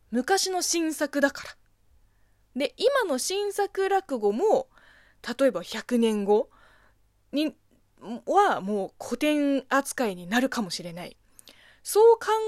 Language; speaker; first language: Japanese; non-native, fluent; Chinese